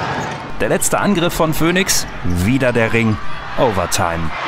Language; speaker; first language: German; native; German